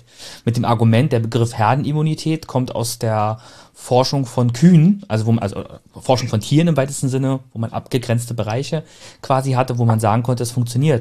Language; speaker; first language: German; native; German